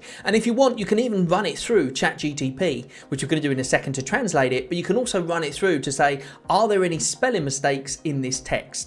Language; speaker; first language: English; native; English